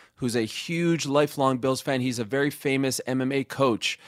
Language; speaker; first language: English; native; English